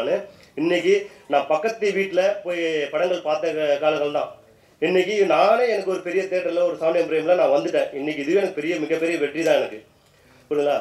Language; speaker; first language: Tamil; native; Tamil